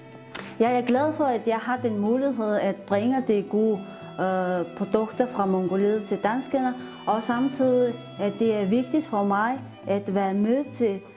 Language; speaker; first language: Danish; non-native, fluent; Mongolian